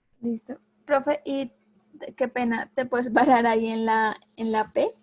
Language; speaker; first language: Spanish; native; Spanish